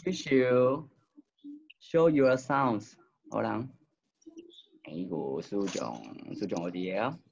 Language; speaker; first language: English; non-native, learner; Chinese